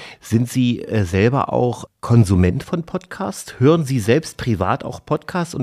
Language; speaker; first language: German; native; German